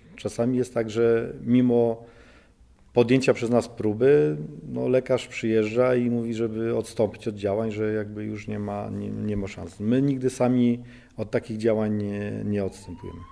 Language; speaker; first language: Polish; native; Polish